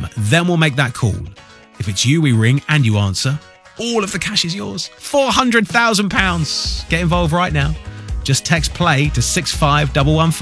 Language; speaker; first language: English; native; English